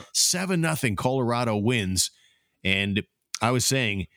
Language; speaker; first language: English; native; English